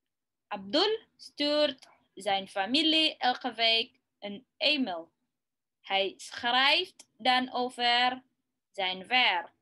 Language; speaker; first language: Dutch; non-native, learner; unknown